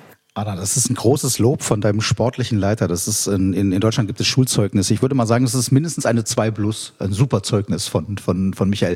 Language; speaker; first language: German; native; German